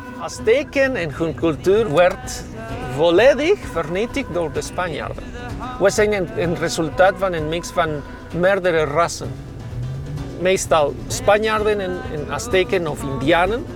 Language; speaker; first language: Dutch; non-native, fluent; Spanish